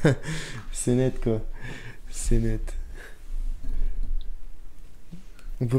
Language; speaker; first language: French; native; French